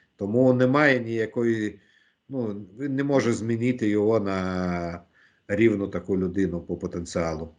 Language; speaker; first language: Ukrainian; non-native, local second language; Russian